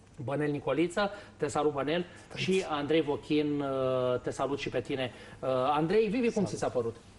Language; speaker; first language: Romanian; native; Romanian